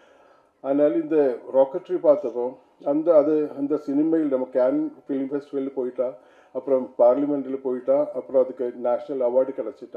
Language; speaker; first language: Tamil; non-native, learner; Malayalam